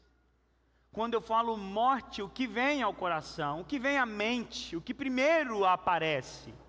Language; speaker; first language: Portuguese; native; Portuguese